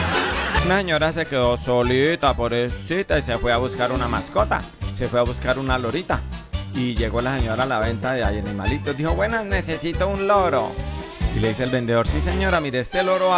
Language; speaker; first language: Spanish; native; Spanish